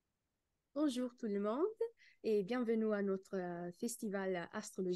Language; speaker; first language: French; non-native, fluent; Italian